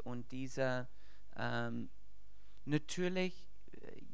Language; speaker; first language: German; non-native, learner; English